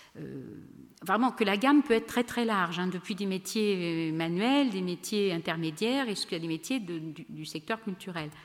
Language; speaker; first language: French; native; French